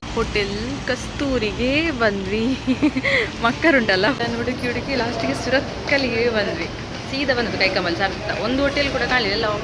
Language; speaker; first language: Kannada; non-native, local second language; Tulu